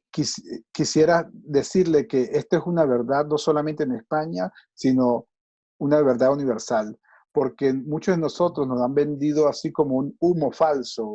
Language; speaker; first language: Spanish; native; Spanish